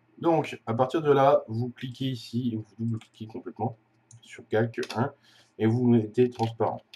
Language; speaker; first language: French; native; French